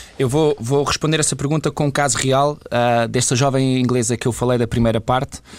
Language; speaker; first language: Portuguese; early bilingual, other home language; English